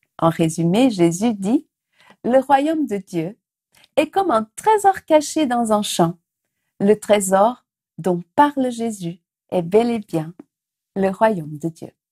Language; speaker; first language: French; non-native, fluent; Portuguese